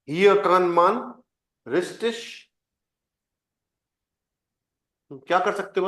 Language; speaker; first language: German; non-native, fluent; Hindi